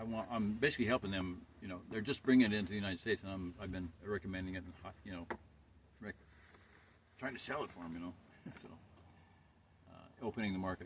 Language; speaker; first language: English; native; English